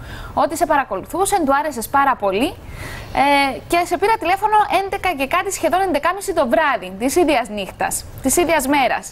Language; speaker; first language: Greek; native; Greek